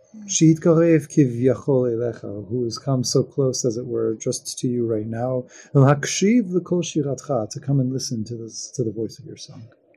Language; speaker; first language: English; native; English